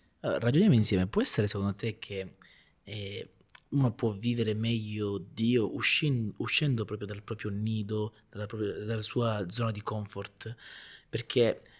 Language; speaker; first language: Italian; native; Italian